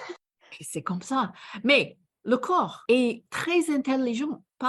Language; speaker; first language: French; non-native, fluent; English